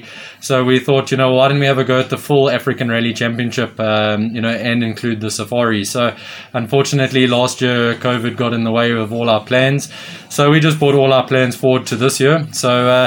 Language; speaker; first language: English; native; English